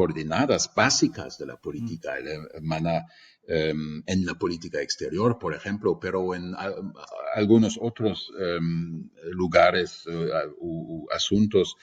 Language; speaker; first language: Spanish; non-native, fluent; German